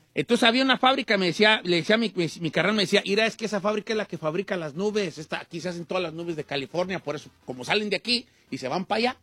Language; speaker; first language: Spanish; native; Spanish